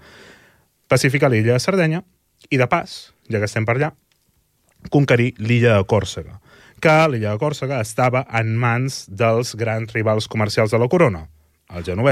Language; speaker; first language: Catalan; native; Catalan